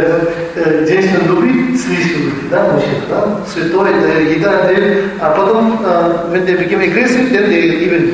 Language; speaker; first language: Russian; non-native, learner; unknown